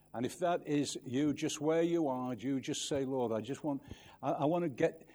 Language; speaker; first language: English; native; English